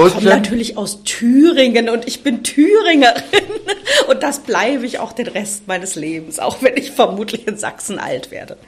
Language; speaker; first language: German; native; German